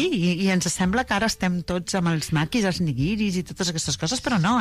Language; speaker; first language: Catalan; native; Catalan